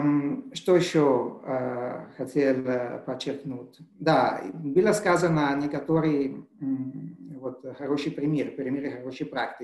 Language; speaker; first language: Russian; non-native, fluent; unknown